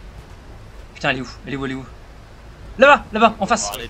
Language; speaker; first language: French; native; French